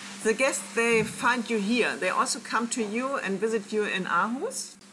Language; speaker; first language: English; non-native, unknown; German